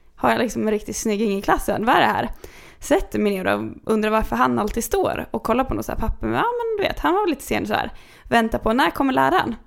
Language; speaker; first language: Swedish; native; Swedish